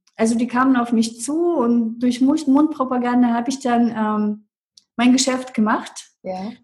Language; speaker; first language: German; non-native, fluent; Russian